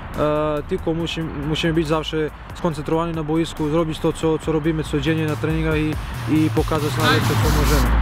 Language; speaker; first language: Polish; non-native, learner; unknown